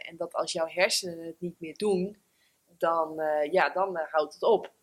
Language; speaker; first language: Dutch; native; Dutch